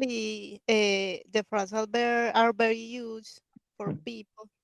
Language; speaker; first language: English; non-native, learner; Spanish